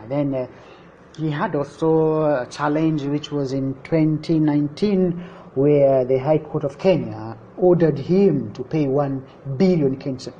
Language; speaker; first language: English; non-native, local second language; Swahili